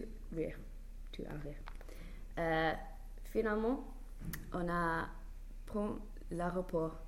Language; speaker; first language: French; non-native, learner; English